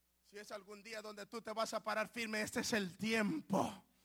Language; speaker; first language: Spanish; native; Spanish